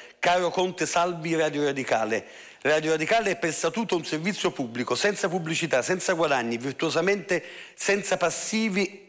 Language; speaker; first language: Italian; native; Italian